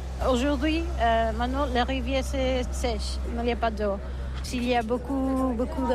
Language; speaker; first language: French; non-native, learner; Catalan